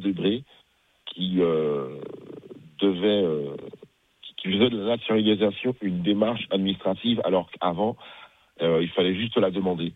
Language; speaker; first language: French; native; French